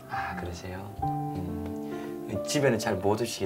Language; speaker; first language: Korean; native; Korean